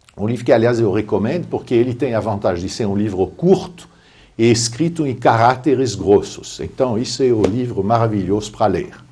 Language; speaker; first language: Portuguese; non-native, fluent; French